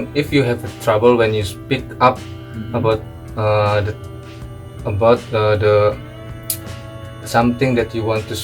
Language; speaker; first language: English; non-native, learner; Indonesian